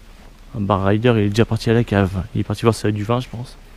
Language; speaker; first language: French; native; French